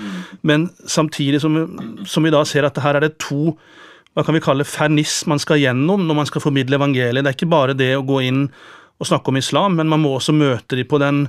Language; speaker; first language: Norwegian; native; Norwegian